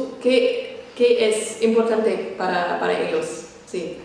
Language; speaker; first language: Spanish; non-native, fluent; English